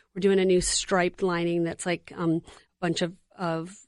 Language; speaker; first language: English; native; English